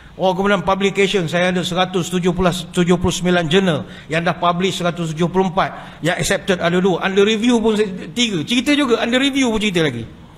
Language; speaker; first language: Malay; native; Malay